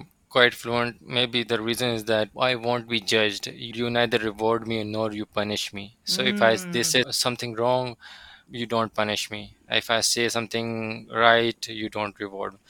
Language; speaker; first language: English; non-native, local second language; Urdu